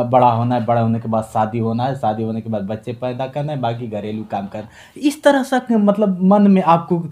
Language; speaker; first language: Hindi; native; Hindi